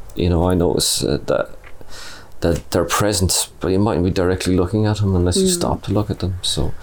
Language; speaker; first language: English; native; English